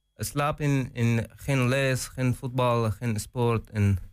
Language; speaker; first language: Dutch; non-native, learner; Persian